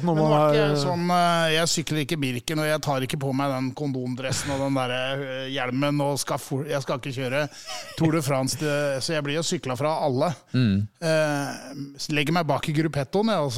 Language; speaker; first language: Norwegian; native; Norwegian